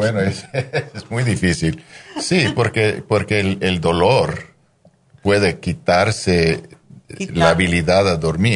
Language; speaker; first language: Spanish; non-native, fluent; English